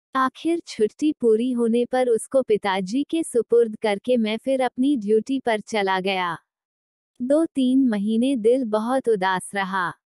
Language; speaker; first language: Hindi; non-native, local second language; Marathi